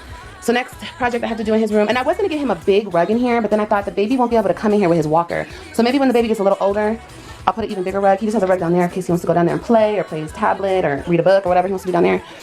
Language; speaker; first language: English; native; English